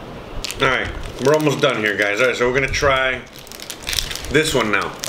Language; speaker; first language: English; native; English